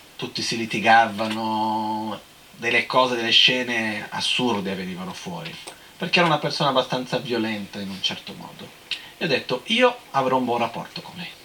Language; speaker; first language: Italian; non-native, fluent; Portuguese